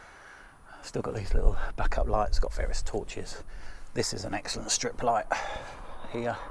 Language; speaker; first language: English; native; English